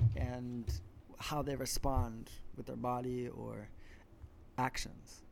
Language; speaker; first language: English; native; English